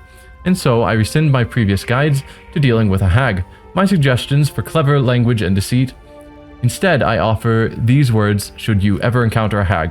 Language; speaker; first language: English; native; English